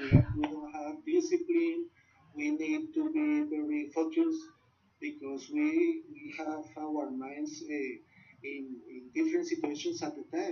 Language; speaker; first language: English; non-native, learner; Spanish